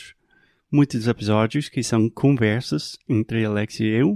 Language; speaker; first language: Portuguese; non-native, fluent; English